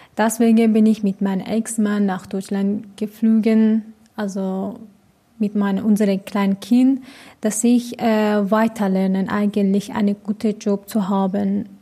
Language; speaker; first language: German; non-native, learner; Persian